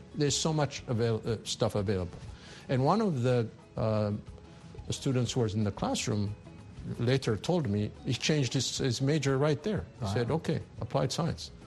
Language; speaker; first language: English; non-native, fluent; Amharic